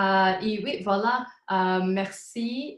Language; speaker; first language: French; non-native, fluent; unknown